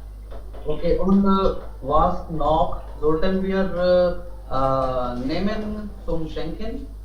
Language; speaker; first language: German; non-native, learner; Hindi